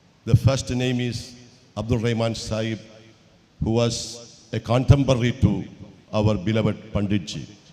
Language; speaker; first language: English; non-native, local second language; Malayalam